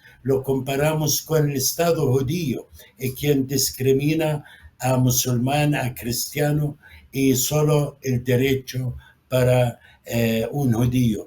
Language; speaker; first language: Spanish; non-native, fluent; Arabic